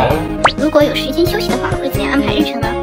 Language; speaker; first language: Chinese; native; Chinese